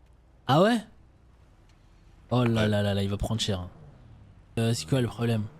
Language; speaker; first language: French; native; French